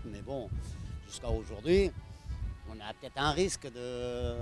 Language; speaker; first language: French; native; French